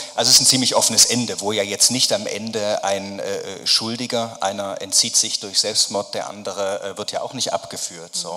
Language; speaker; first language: German; native; German